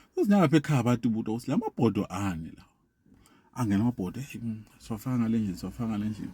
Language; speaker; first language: Zulu; non-native, local second language; Swati